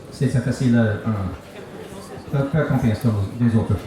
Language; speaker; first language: French; non-native, learner; English